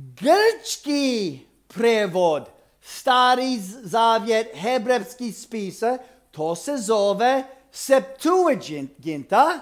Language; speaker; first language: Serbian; non-native, fluent; English